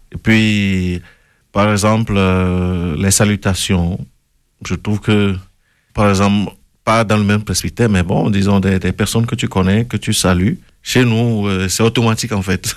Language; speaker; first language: French; non-native, local second language; Ewe